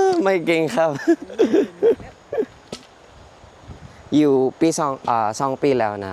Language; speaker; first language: Thai; non-native, learner; Filipino